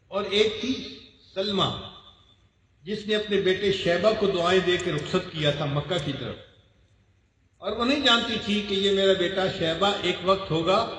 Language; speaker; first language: Urdu; non-native, local second language; Punjabi